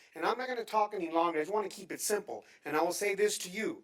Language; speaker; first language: English; native; English